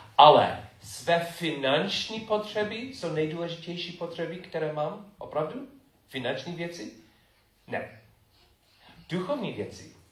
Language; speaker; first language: Czech; non-native, fluent; English